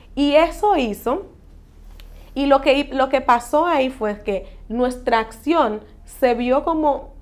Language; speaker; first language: Spanish; native; Spanish